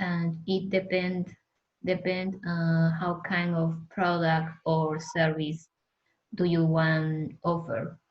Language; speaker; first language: English; non-native, learner; Spanish